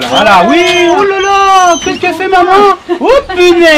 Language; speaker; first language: French; native; French